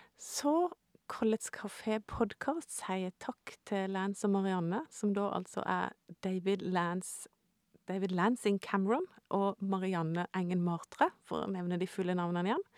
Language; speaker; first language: Norwegian; native; Norwegian